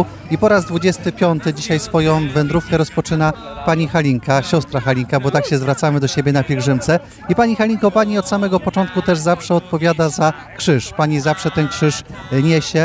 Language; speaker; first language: Polish; native; Polish